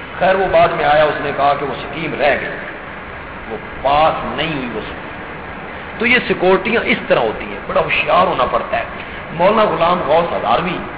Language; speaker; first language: Urdu; non-native, local second language; Punjabi